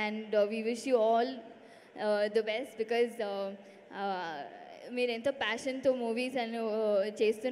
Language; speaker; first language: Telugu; non-native, learner; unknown